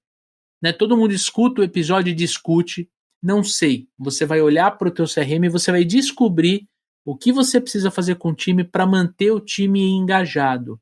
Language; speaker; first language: Portuguese; native; Portuguese